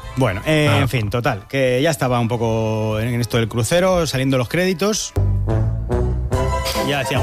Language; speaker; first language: Spanish; native; Spanish